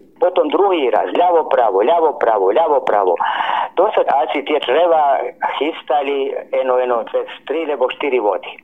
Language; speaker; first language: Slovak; native; Slovak